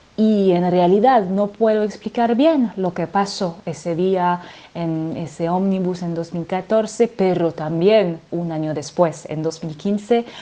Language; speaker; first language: Spanish; non-native, fluent; French